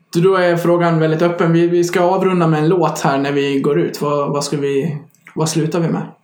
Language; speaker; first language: Swedish; native; Swedish